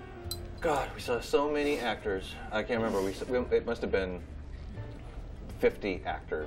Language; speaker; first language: English; native; English